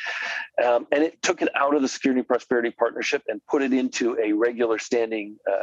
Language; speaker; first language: English; native; English